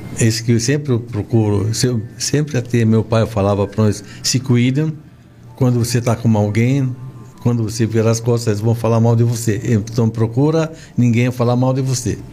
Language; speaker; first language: Portuguese; non-native, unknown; Arabic